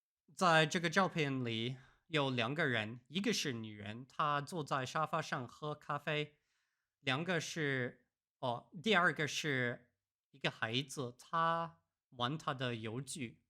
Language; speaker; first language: Chinese; non-native, learner; English